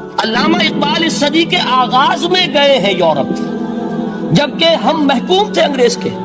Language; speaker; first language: Urdu; native; Urdu